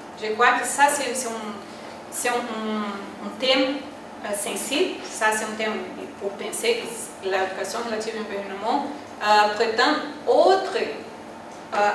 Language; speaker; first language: French; non-native, learner; Portuguese